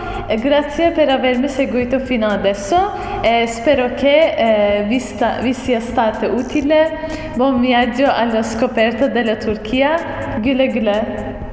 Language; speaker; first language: Italian; non-native, fluent; Turkish